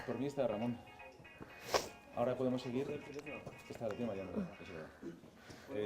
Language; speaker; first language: Spanish; native; Spanish